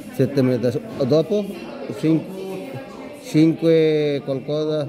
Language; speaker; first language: Italian; non-native, learner; Bangla